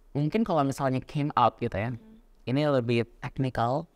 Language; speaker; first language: Indonesian; native; Indonesian